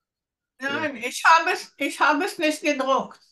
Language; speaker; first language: German; non-native, learner; Hebrew